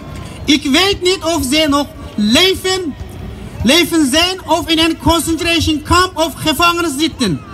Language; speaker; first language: Dutch; non-native, learner; Uyghur